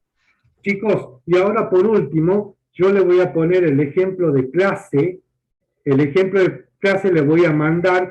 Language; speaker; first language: Spanish; native; Spanish